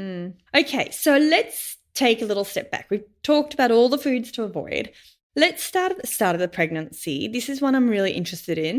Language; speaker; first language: English; native; English